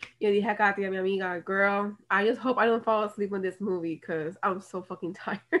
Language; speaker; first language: English; non-native, local second language; Spanish